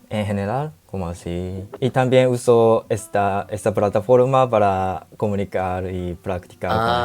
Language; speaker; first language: Spanish; non-native, learner; Japanese